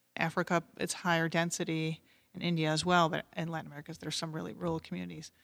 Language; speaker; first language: English; native; English